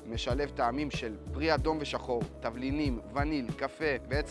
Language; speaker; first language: Hebrew; native; Hebrew